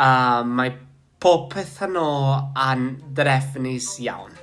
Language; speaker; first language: Welsh; non-native, learner; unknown